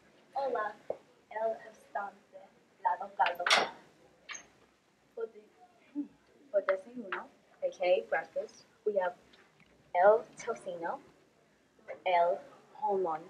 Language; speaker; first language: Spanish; non-native, learner; English